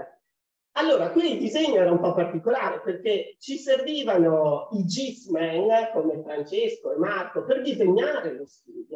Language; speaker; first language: Italian; native; Italian